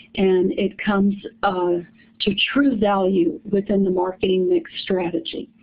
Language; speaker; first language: English; native; English